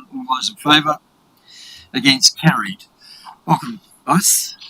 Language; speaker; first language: English; native; English